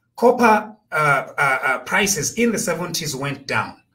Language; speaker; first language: English; non-native, local second language; Bemba